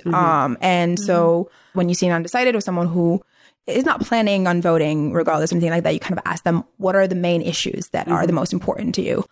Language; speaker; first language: English; non-native, fluent; Arabic